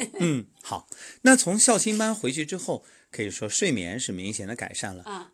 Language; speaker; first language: Chinese; native; Chinese